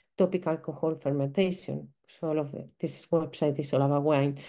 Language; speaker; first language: English; non-native, fluent; Spanish